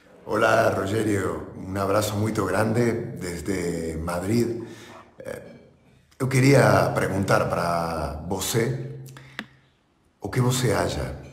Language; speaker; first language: Portuguese; non-native, fluent; Spanish